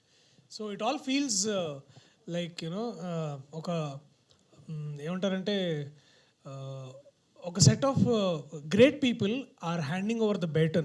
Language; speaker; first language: Telugu; native; Telugu